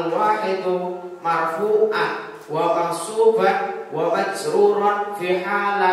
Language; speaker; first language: Arabic; non-native, learner; Indonesian